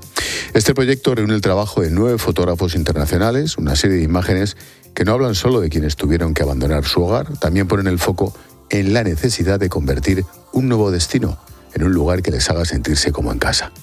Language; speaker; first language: Spanish; native; Spanish